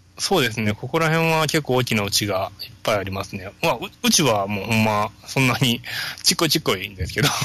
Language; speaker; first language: Japanese; native; Japanese